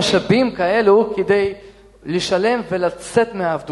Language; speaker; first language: Hebrew; non-native, fluent; Russian